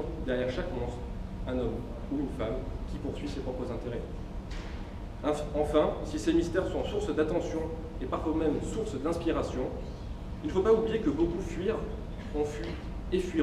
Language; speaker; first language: French; native; French